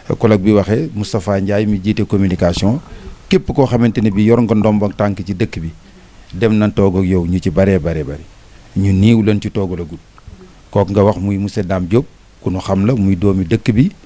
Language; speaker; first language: Wolof; native; Wolof